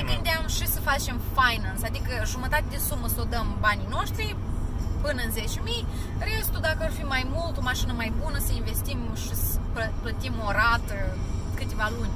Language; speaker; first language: Romanian; native; Romanian